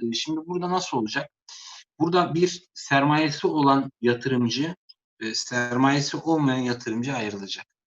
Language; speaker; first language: Turkish; native; Turkish